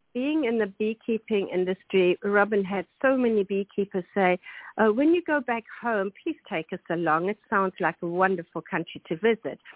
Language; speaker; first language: English; non-native, local second language; German